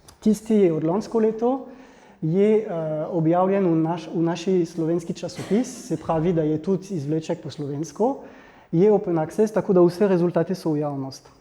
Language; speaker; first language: Slovenian; non-native, fluent; French